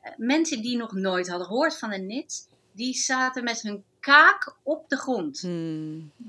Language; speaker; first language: Dutch; non-native, fluent; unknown